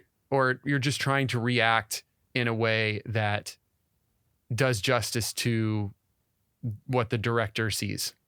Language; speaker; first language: English; native; English